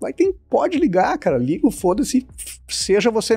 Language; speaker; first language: Portuguese; native; Portuguese